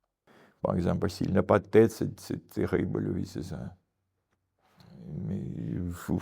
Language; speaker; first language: French; non-native, learner; Ukrainian